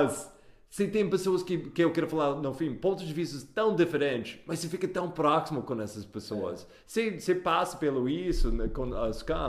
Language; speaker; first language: Portuguese; non-native, fluent; English